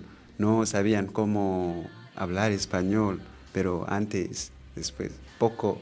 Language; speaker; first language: Spanish; non-native, learner; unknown